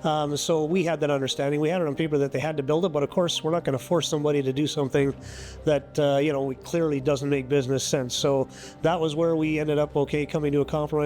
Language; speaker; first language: English; native; English